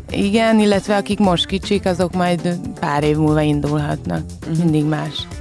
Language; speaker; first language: Hungarian; native; Hungarian